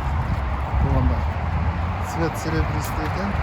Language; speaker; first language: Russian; non-native, local second language; Kyrgyz